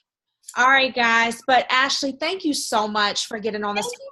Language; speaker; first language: English; native; English